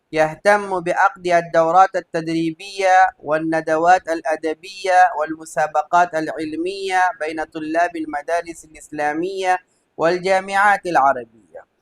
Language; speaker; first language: Arabic; non-native, fluent; Urdu